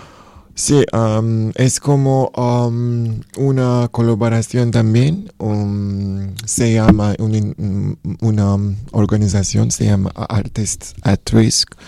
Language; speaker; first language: Spanish; non-native, learner; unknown